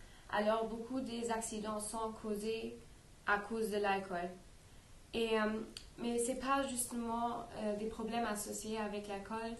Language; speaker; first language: French; non-native, learner; English